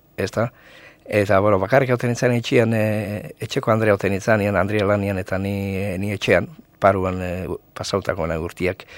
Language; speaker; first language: Basque; native; Basque